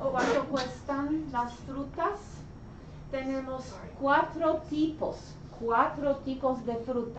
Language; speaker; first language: Spanish; non-native, learner; English